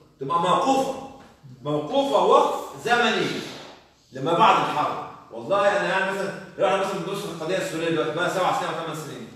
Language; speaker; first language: Arabic; native; Arabic